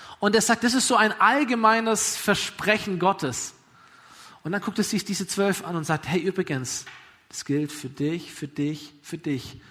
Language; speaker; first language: German; native; German